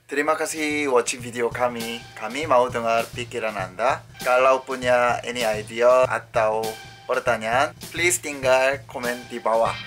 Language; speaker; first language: Indonesian; non-native, fluent; Korean